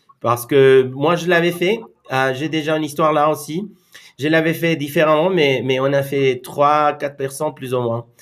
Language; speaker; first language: French; non-native, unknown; Spanish